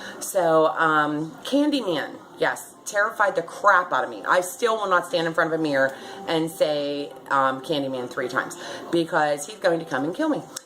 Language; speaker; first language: English; native; English